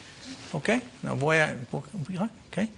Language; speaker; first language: Spanish; non-native, learner; English